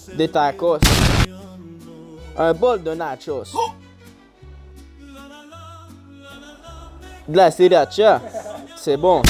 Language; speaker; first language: French; native; French